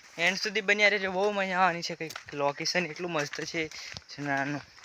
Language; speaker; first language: Gujarati; non-native, local second language; Rathawi